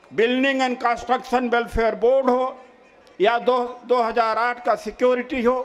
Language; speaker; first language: Hindi; native; Hindi